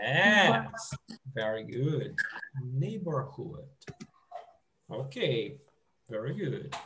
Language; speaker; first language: English; non-native, fluent; Portuguese